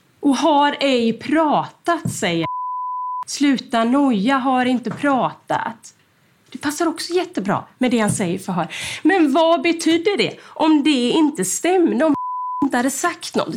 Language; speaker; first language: Swedish; native; Swedish